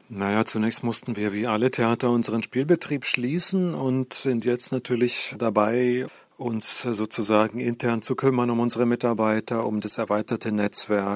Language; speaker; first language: German; native; German